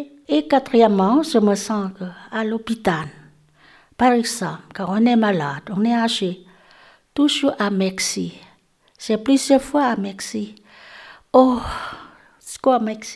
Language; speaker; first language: French; non-native, learner; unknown